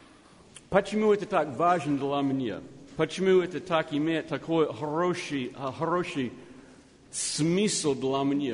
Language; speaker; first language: Russian; non-native, learner; English